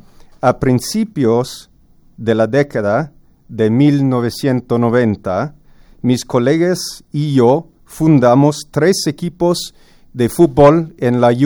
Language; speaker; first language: Spanish; non-native, fluent; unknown